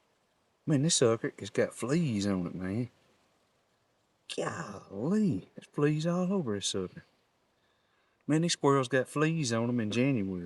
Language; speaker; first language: English; native; English